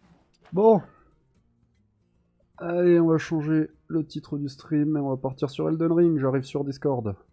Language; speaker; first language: French; native; French